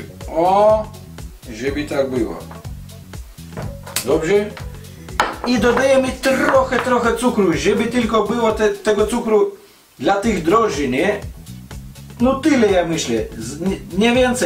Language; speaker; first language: Polish; non-native, learner; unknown